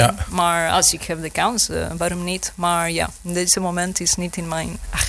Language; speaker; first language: Dutch; non-native, learner; Spanish